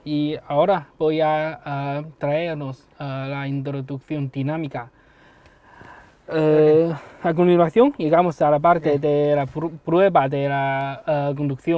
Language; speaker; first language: Spanish; non-native, learner; Chinese